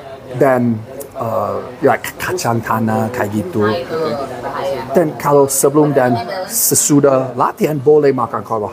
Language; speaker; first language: Indonesian; non-native, fluent; English